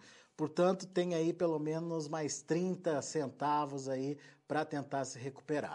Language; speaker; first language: Portuguese; native; Portuguese